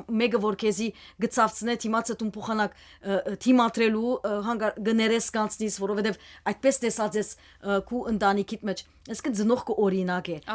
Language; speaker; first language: Armenian; early bilingual, heritage; Armenian